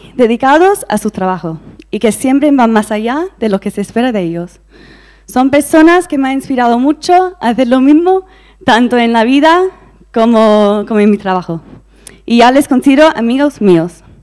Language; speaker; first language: Spanish; non-native, fluent; English